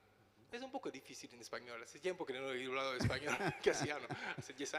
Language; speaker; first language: Spanish; non-native, learner; French